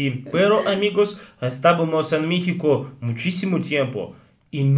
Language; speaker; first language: Spanish; non-native, fluent; Russian